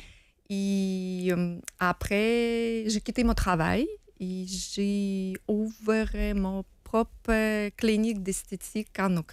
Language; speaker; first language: French; non-native, learner; Ukrainian